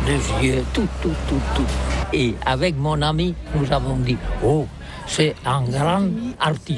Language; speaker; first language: French; non-native, learner; Catalan